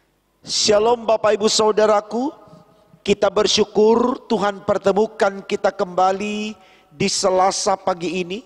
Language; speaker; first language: Indonesian; native; Indonesian